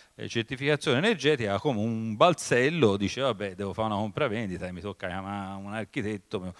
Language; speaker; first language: Italian; native; Italian